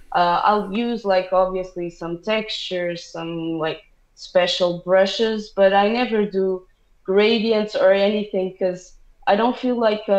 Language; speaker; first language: English; non-native, fluent; Portuguese